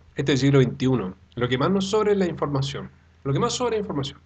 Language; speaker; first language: Spanish; native; Spanish